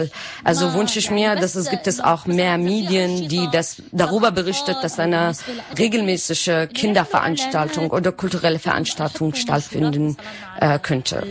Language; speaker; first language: German; non-native, learner; Arabic